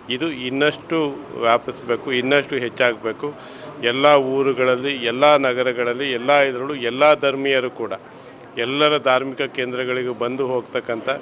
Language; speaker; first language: Kannada; native; Kannada